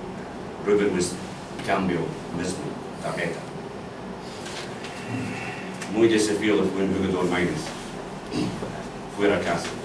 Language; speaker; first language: Spanish; non-native, learner; English